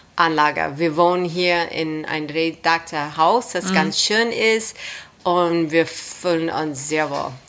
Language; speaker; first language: German; non-native, fluent; English